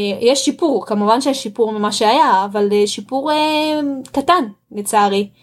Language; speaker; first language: Hebrew; early bilingual, other home language; Russian